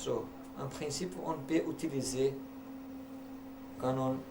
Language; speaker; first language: French; non-native, learner; Portuguese